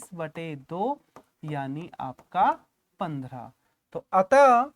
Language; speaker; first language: Hindi; native; Hindi